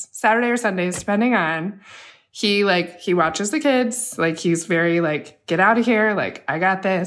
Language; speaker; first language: English; native; English